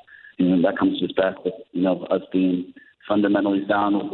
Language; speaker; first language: English; native; English